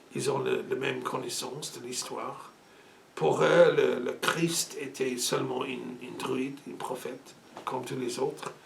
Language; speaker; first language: French; non-native, learner; English